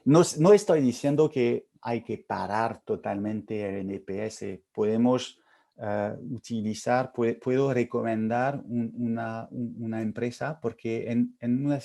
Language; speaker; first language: Spanish; non-native, fluent; French